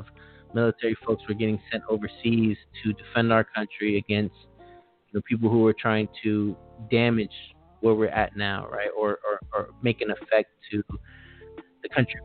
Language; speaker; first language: English; native; English